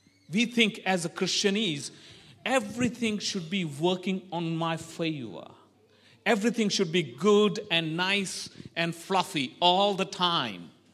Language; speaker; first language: English; non-native, local second language; Malayalam